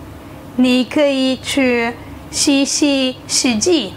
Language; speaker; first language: Chinese; non-native, learner; Portuguese